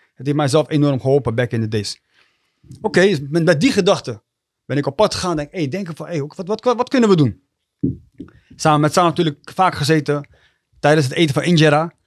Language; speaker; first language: Dutch; early bilingual, other home language; Tigrinya